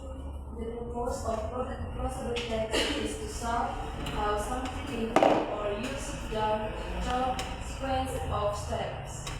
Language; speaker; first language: English; non-native, learner; Indonesian